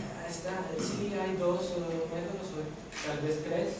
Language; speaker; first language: Spanish; non-native, fluent; Greek